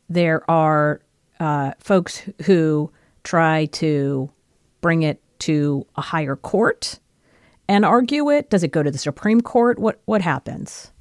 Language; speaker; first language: English; native; English